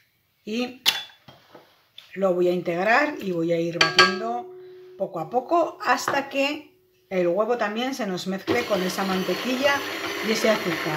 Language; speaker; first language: Spanish; native; Spanish